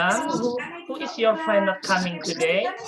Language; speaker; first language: English; non-native, fluent; Indonesian